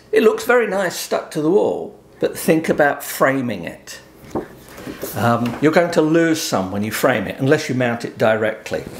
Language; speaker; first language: English; native; English